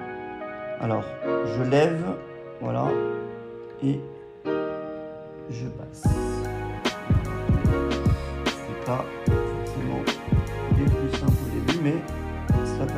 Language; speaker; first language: French; native; French